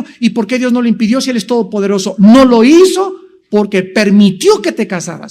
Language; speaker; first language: Spanish; native; Spanish